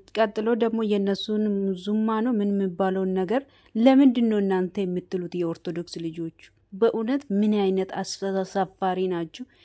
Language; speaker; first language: Amharic; native; Amharic